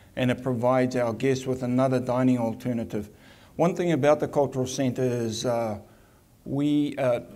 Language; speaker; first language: English; native; English